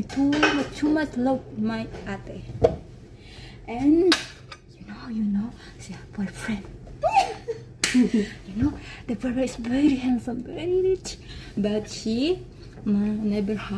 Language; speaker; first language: English; non-native, learner; Indonesian